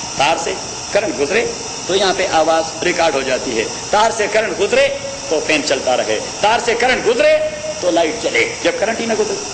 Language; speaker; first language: Urdu; non-native, local second language; Pashto